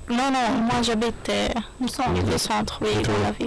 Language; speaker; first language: French; non-native, learner; Arabic